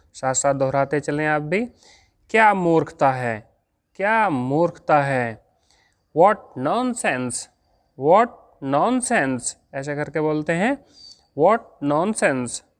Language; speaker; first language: Hindi; native; Hindi